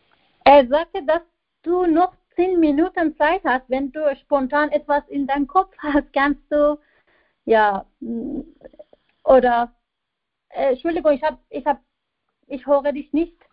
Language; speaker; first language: German; non-native, learner; Persian